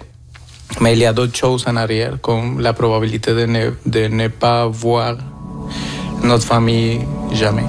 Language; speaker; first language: French; non-native, fluent; Spanish